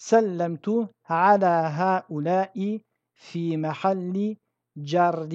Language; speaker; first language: Arabic; non-native, fluent; French